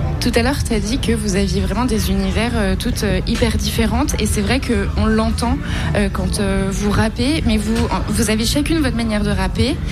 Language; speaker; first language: French; native; French